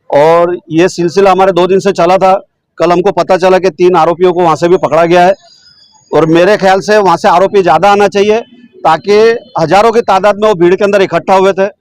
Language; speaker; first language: Hindi; non-native, local second language; Gujarati